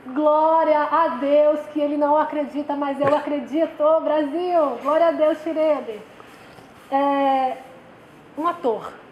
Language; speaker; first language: Portuguese; native; Portuguese